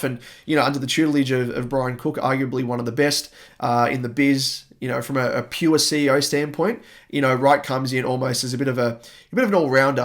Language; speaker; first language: English; native; English